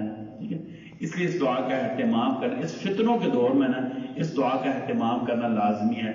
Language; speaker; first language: Urdu; native; Urdu